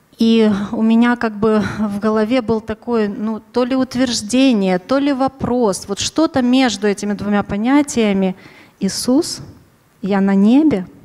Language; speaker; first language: Russian; native; Russian